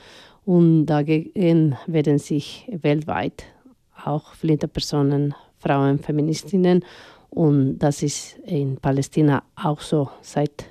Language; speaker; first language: German; non-native, fluent; Spanish